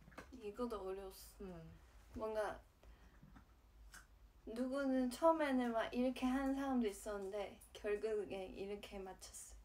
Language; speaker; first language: Korean; non-native, fluent; Chinese